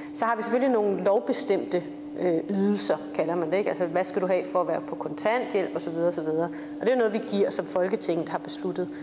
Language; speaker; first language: Danish; native; Danish